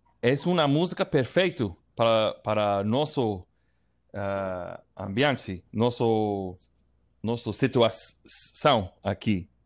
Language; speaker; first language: Portuguese; non-native, learner; English